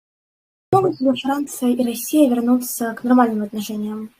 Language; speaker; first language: Russian; native; Russian